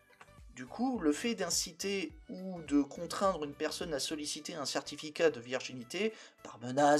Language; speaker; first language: French; native; French